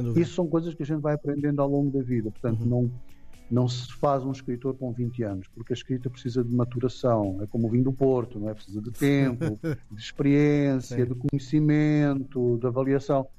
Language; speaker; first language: Portuguese; non-native, local second language; Kabuverdianu